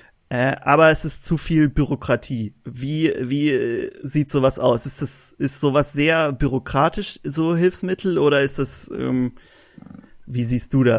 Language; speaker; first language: German; native; German